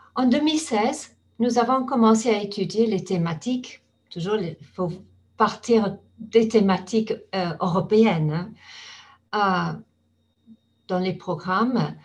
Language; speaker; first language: French; non-native, fluent; English